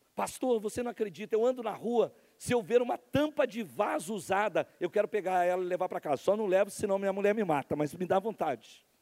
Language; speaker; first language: Portuguese; native; Portuguese